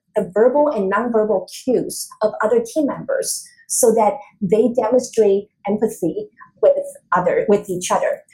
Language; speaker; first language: English; non-native, fluent; Chinese